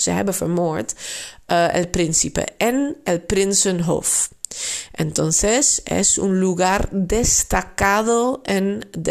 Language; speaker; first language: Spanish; non-native, fluent; Dutch